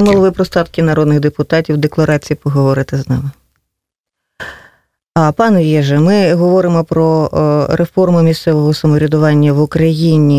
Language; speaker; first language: Ukrainian; native; Ukrainian